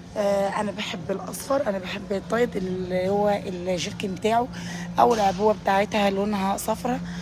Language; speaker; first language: Arabic; native; Arabic